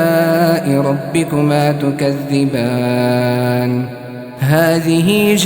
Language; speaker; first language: Arabic; native; Arabic